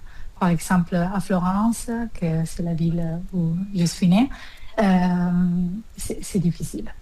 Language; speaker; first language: French; non-native, learner; Italian